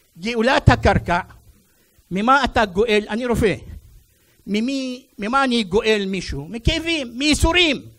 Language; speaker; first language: Hebrew; non-native, local second language; Arabic